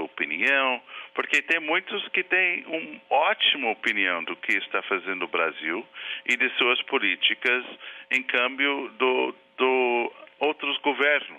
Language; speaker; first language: Portuguese; non-native, fluent; Spanish